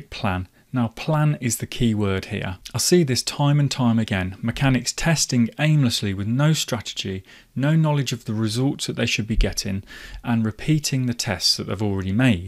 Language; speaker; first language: English; native; English